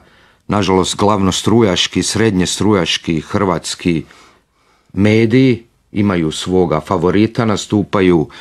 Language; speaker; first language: Croatian; native; Croatian